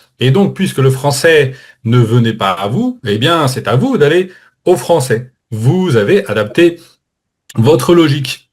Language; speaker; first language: French; native; French